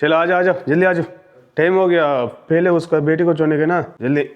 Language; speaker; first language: Hindi; non-native, local second language; Telugu